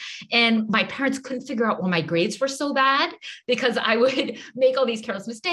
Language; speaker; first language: English; native; English